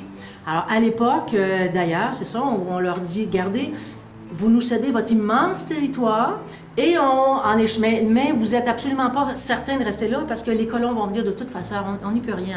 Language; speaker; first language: French; native; French